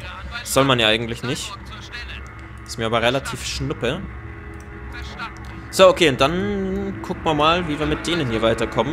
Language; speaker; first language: German; native; German